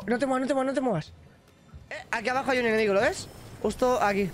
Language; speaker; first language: Spanish; native; Spanish